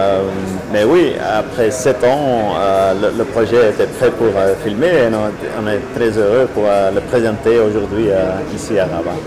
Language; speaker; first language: French; non-native, fluent; Dutch